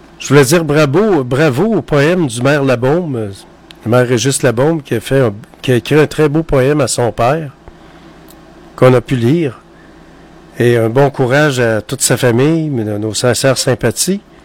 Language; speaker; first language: French; native; French